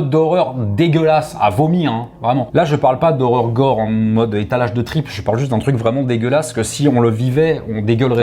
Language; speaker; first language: French; native; French